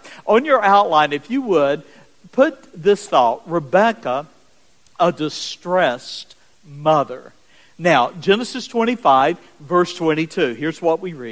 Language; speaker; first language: English; native; English